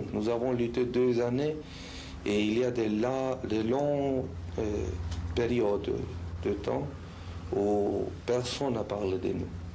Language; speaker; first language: French; non-native, fluent; Spanish